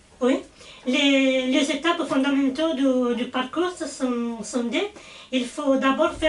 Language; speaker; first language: French; non-native, fluent; Italian